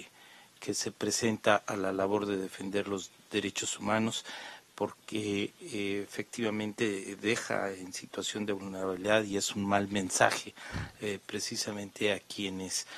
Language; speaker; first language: Spanish; native; Spanish